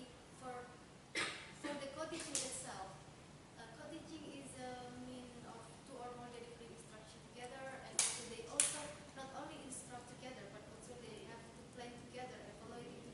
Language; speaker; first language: English; non-native, fluent; Indonesian